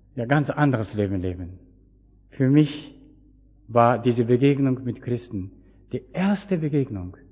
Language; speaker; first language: German; non-native, fluent; Japanese